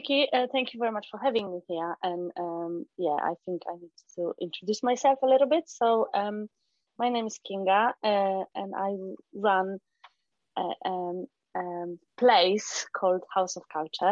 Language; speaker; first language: English; non-native, fluent; Polish